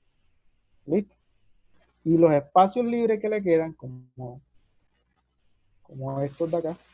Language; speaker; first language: Spanish; native; Spanish